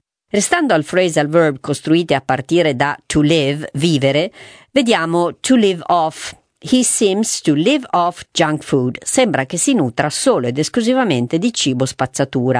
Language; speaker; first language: Italian; native; Italian